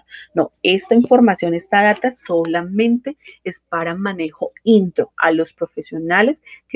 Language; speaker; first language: Spanish; native; Spanish